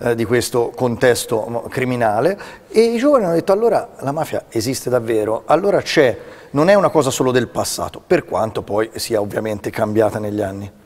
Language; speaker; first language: Italian; native; Italian